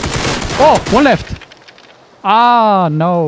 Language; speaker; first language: English; non-native, learner; Korean